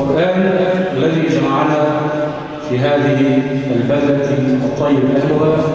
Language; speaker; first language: Arabic; native; Arabic